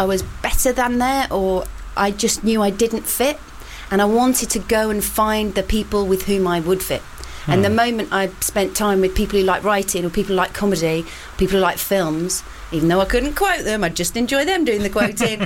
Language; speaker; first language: English; native; English